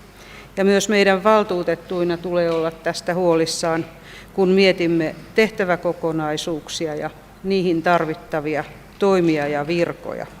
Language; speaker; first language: Finnish; native; Finnish